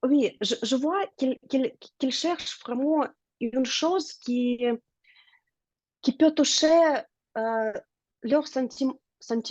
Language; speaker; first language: French; non-native, learner; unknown